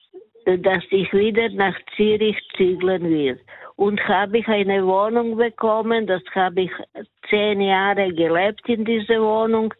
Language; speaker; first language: German; non-native, learner; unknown